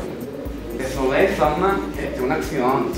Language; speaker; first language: French; non-native, learner; Spanish